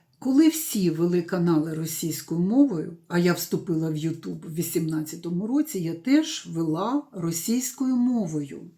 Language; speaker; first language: Ukrainian; non-native, local second language; Russian